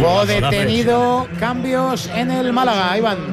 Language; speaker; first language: Spanish; native; Spanish